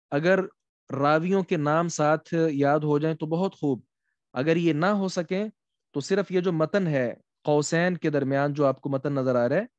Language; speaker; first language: Urdu; non-native, local second language; Punjabi